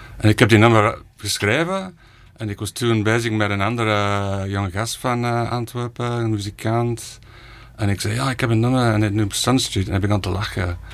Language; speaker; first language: Dutch; non-native, fluent; English